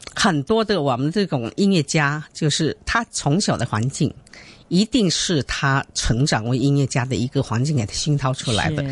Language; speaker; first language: Chinese; native; Chinese